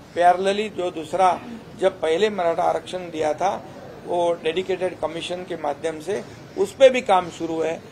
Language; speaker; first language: Hindi; non-native, local second language; Marathi